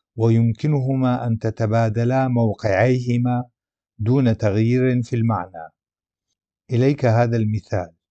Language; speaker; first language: Arabic; non-native, local second language; Adyghe